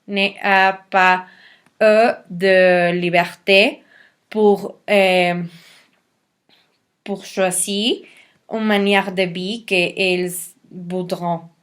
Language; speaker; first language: French; non-native, learner; Spanish